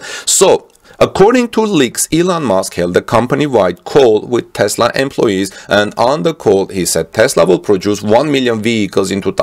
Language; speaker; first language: English; non-native, fluent; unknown